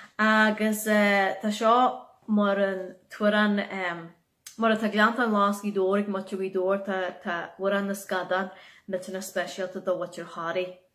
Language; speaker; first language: Irish; native; Irish